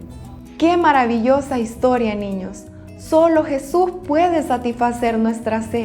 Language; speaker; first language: Spanish; native; Spanish